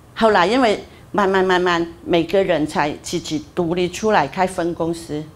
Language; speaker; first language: Chinese; non-native, fluent; Cantonese